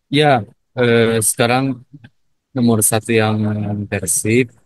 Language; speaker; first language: Indonesian; non-native, learner; Japanese